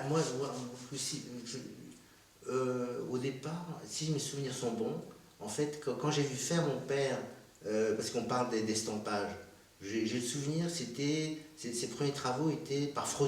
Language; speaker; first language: French; early bilingual, other home language; Korean